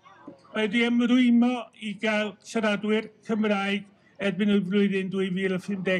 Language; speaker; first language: Welsh; native; Welsh